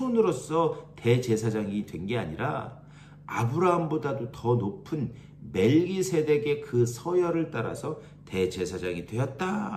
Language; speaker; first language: Korean; native; Korean